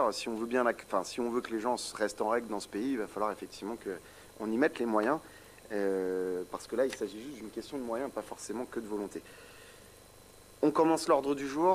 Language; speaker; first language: French; native; French